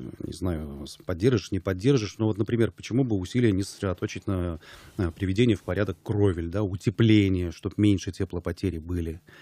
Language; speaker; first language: Russian; native; Russian